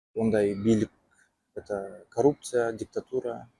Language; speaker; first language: Russian; non-native, local second language; Kazakh